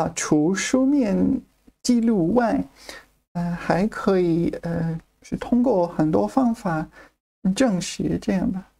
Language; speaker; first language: Chinese; non-native, fluent; English